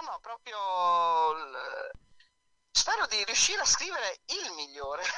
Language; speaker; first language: Italian; native; Italian